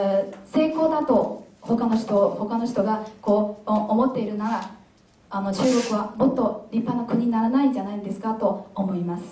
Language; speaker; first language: Japanese; non-native, fluent; Chinese